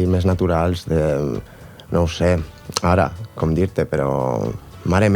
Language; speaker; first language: Catalan; non-native, local second language; Spanish